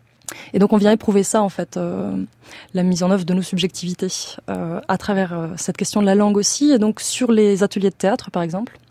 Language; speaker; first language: French; native; French